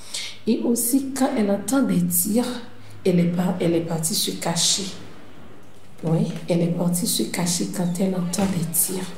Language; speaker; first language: French; non-native, local second language; Haitian Creole